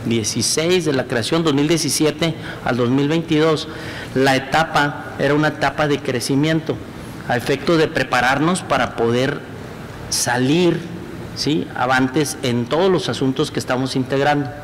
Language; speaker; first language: Spanish; native; Spanish